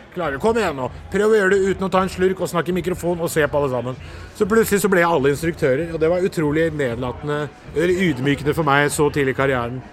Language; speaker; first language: Norwegian; early bilingual, other home language; Urdu